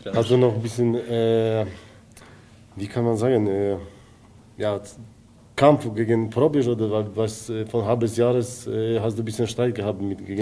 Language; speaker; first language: German; non-native, learner; Polish